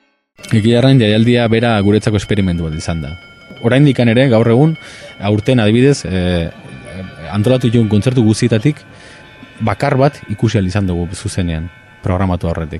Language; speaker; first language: Basque; native; Basque